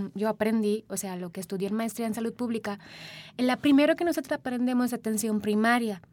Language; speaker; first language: Spanish; non-native, fluent; Sinhala